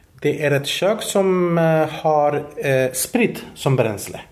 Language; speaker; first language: Swedish; non-native, fluent; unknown